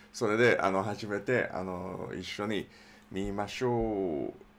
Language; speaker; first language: Japanese; non-native, learner; English